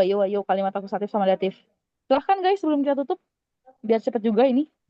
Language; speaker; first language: Indonesian; native; Indonesian